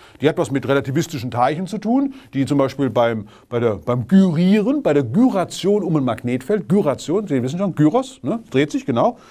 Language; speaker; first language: German; native; German